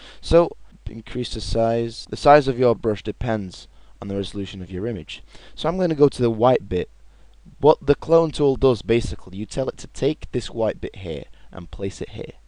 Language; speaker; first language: English; native; English